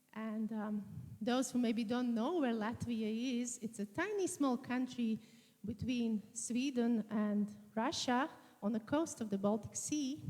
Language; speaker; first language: English; non-native, fluent; Latvian